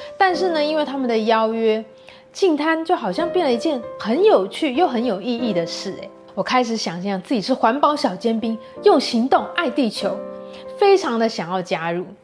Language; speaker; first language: Chinese; native; Chinese